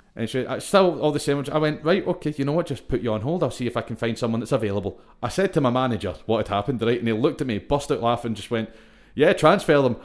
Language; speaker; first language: English; native; English